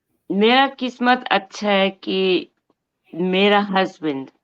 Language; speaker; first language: Hindi; non-native, local second language; Bangla